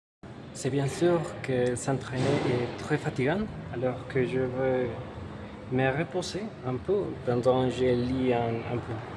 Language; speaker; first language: French; non-native, fluent; Spanish